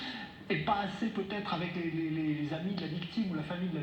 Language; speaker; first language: French; native; French